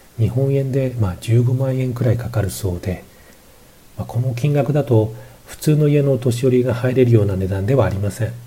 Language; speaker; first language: Japanese; native; Japanese